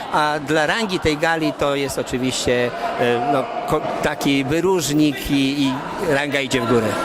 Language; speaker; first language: Polish; native; Polish